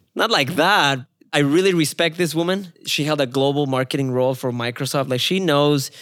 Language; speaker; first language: English; non-native, fluent; Spanish